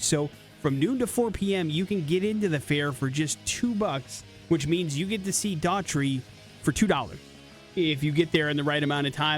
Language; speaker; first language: English; native; English